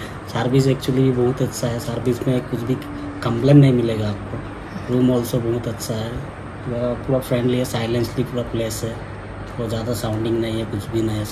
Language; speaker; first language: Hindi; non-native, local second language; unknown